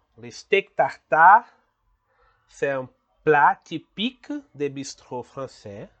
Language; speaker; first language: French; non-native, learner; Portuguese